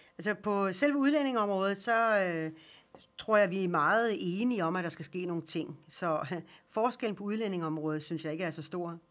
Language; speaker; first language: Danish; early bilingual, other home language; Swedish